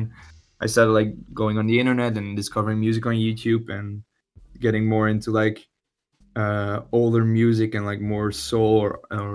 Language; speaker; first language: English; non-native, fluent; Dutch